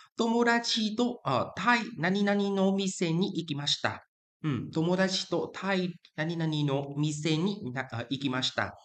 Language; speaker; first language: Japanese; non-native, fluent; Vietnamese